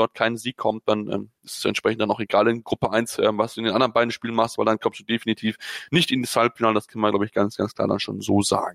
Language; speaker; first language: German; native; German